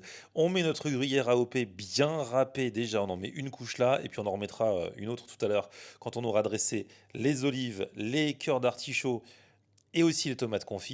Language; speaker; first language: French; native; French